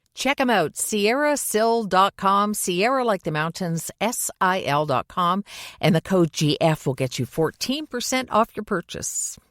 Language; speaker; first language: English; native; English